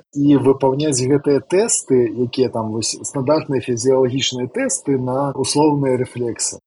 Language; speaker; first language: Belarusian; non-native, local second language; Russian